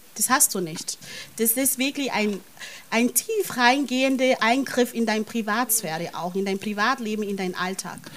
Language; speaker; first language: German; non-native, fluent; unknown